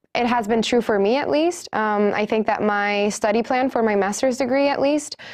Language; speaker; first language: English; non-native, fluent; Spanish